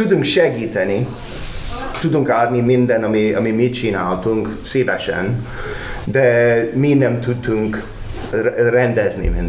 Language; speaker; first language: Hungarian; non-native, learner; English